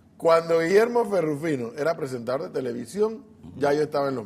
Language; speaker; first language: Spanish; native; Spanish